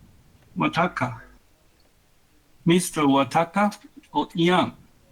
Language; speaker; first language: English; non-native, learner; Chinese